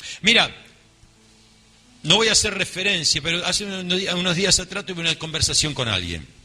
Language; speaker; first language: Spanish; native; Spanish